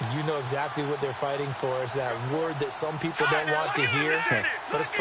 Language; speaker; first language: English; native; English